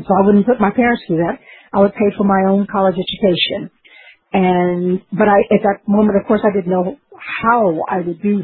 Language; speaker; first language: English; native; English